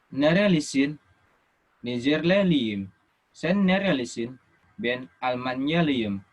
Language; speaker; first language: Turkish; non-native, fluent; Indonesian